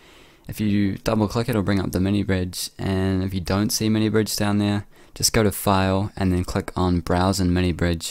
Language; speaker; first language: English; native; English